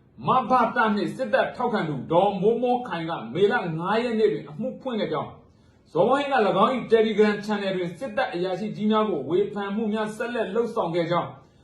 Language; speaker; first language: Burmese; native; Burmese